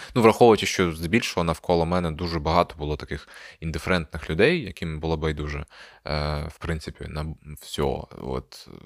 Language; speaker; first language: Ukrainian; non-native, local second language; Russian